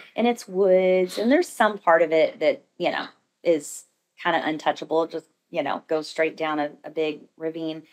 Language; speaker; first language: English; native; English